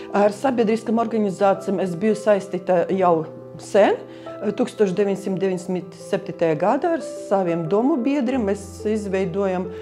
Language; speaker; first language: Latvian; early bilingual, other home language; Russian